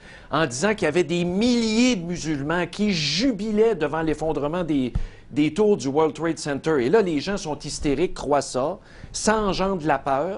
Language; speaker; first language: French; native; French